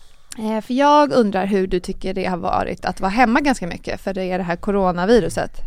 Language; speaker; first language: Swedish; native; Swedish